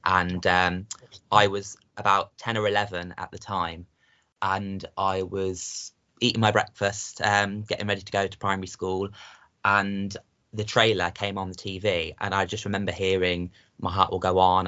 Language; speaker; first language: English; native; English